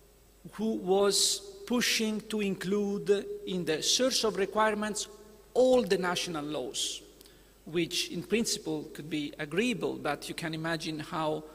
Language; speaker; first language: English; non-native, fluent; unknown